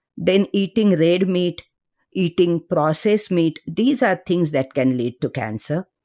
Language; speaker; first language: English; non-native, local second language; Marathi